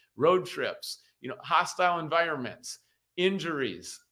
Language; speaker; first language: English; native; English